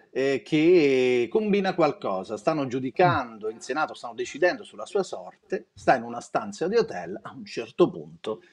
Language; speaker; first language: Italian; native; Italian